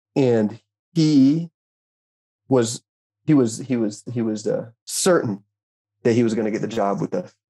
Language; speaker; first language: English; native; English